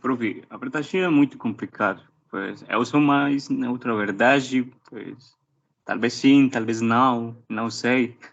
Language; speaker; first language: Portuguese; non-native, learner; Spanish